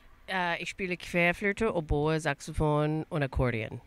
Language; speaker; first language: German; early bilingual, other home language; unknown